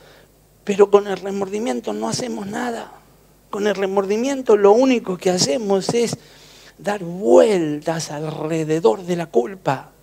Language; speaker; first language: Spanish; native; Spanish